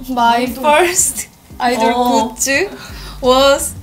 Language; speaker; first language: English; non-native, learner; Korean